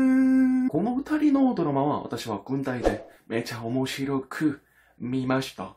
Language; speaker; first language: Japanese; non-native, learner; Korean